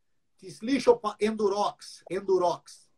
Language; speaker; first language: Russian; non-native, learner; English